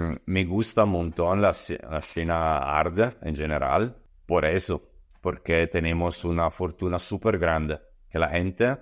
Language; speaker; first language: Spanish; non-native, learner; Italian